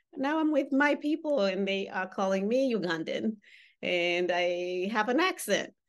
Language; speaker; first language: English; non-native, local second language; Kinyarwanda